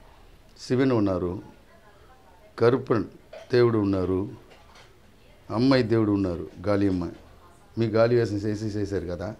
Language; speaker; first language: Telugu; non-native, local second language; Tamil